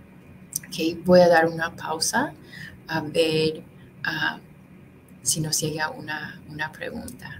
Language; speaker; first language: Spanish; non-native, fluent; English